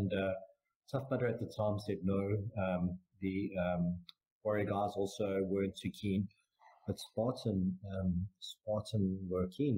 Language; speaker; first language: English; native; English